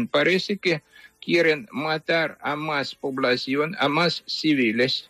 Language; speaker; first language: Spanish; non-native, fluent; Ukrainian